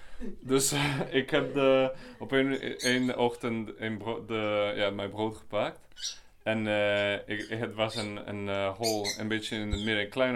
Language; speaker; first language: Dutch; non-native, learner; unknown